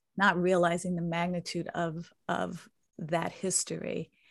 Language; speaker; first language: English; native; English